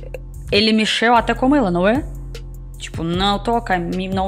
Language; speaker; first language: Portuguese; non-native, learner; Russian